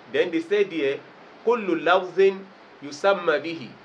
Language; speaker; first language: English; non-native, local second language; Yoruba